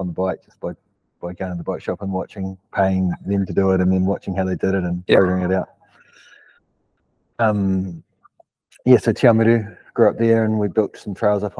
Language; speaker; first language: English; native; English